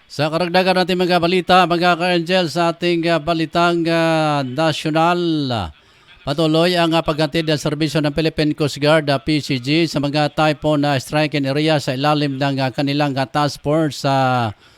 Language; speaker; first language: Filipino; non-native, local second language; Cebuano